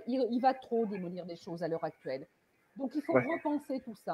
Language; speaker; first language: French; native; French